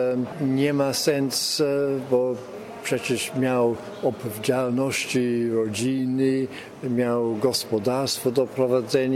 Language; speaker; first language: Polish; early bilingual, heritage; English